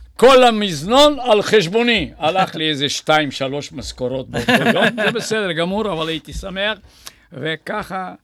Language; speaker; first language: Hebrew; non-native, fluent; Bulgarian